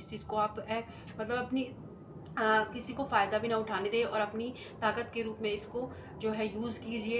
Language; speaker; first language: Hindi; native; Hindi